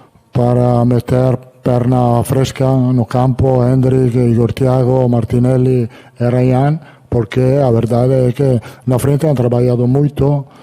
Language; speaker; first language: Portuguese; non-native, learner; Italian